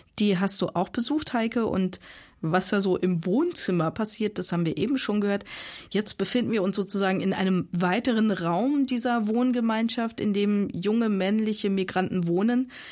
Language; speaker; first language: German; native; German